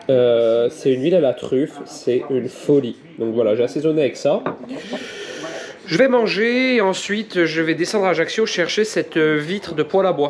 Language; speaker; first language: French; native; French